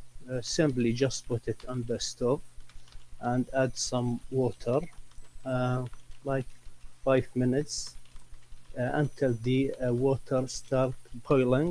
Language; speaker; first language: English; non-native, learner; Arabic